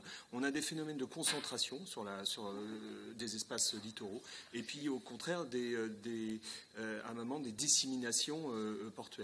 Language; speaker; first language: French; native; French